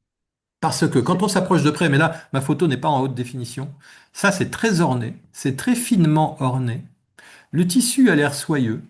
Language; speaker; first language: French; native; French